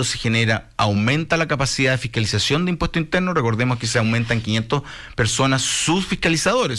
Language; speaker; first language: Spanish; native; Spanish